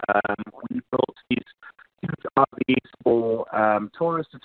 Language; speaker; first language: English; native; English